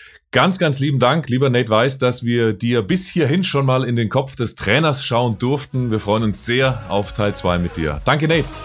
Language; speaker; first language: German; native; German